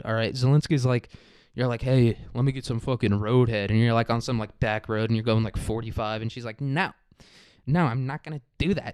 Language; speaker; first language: English; native; English